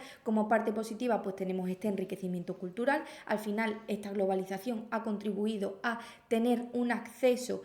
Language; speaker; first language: Spanish; native; Spanish